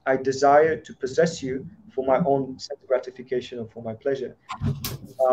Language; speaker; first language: English; non-native, fluent; Slovak